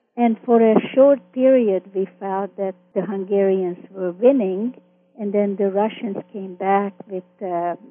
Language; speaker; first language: English; early bilingual, other home language; Hungarian